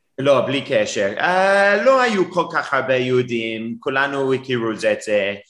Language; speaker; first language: Hebrew; non-native, fluent; English